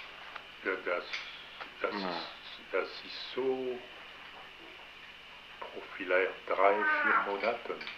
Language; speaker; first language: German; non-native, learner; French